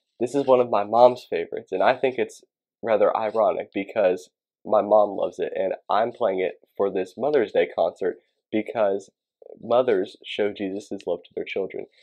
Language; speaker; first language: English; native; English